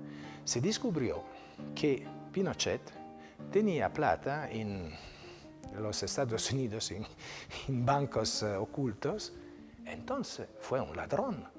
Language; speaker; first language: Spanish; non-native, fluent; Italian